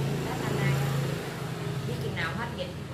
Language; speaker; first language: Vietnamese; native; Vietnamese